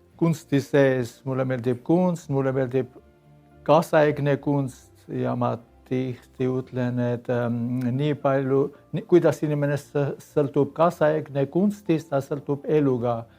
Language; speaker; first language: Estonian; non-native, learner; Armenian